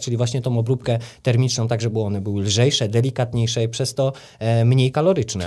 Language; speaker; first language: Polish; native; Polish